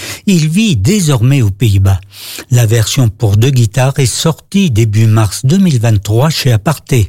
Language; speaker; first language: French; native; French